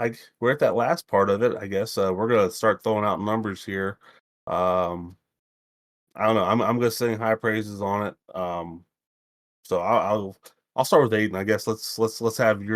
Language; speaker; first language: English; native; English